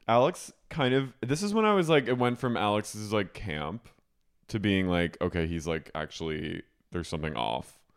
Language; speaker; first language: English; native; English